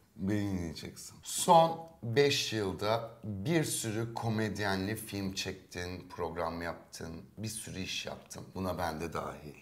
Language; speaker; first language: Turkish; native; Turkish